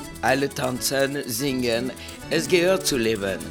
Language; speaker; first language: German; non-native, fluent; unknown